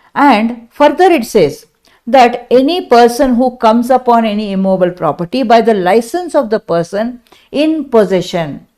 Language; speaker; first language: English; non-native, local second language; Kannada